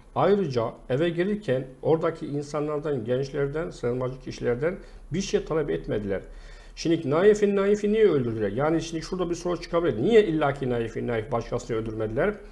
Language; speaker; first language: Turkish; non-native, fluent; Arabic